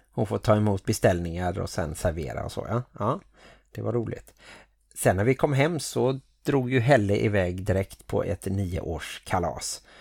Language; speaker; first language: Swedish; native; Swedish